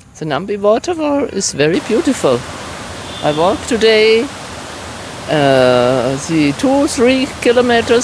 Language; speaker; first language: English; non-native, learner; German